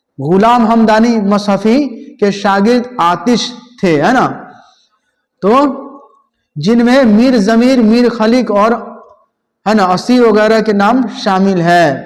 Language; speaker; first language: Hindi; native; Hindi